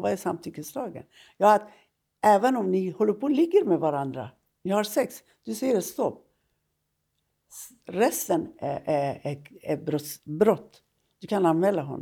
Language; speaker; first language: Swedish; non-native, fluent; Persian